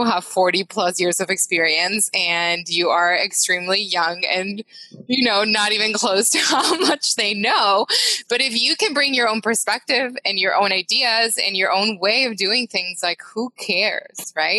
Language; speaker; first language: English; non-native, fluent; Spanish